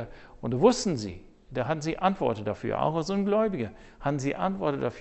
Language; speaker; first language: German; non-native, fluent; English